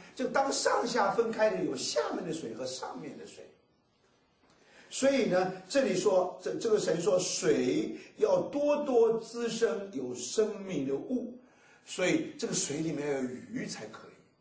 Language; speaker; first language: Chinese; native; Chinese